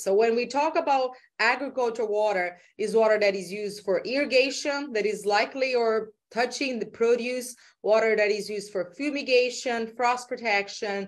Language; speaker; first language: English; non-native, fluent; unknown